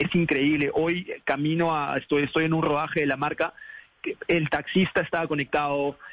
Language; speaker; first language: Spanish; native; Spanish